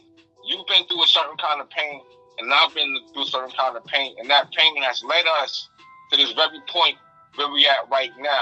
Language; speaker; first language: English; native; English